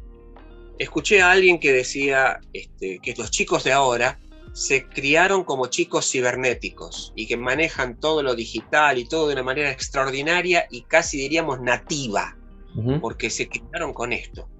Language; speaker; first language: Spanish; native; Spanish